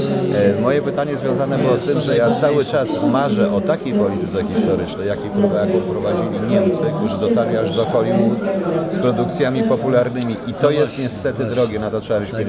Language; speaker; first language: Polish; native; Polish